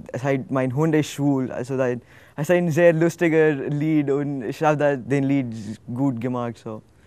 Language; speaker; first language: German; non-native, learner; Hindi